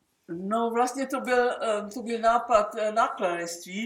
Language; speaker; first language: Czech; non-native, local second language; German